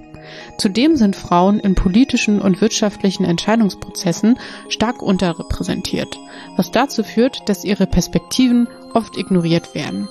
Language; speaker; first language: German; native; German